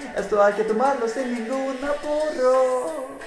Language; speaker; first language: Spanish; non-native, learner; Swedish